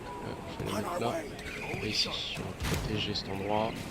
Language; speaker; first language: French; native; French